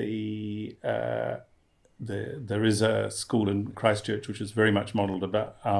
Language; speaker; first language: English; native; English